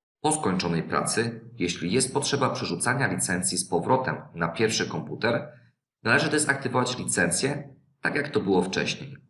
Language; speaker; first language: Polish; native; Polish